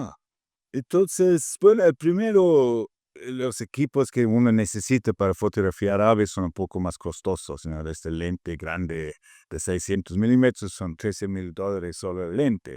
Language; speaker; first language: Spanish; non-native, fluent; English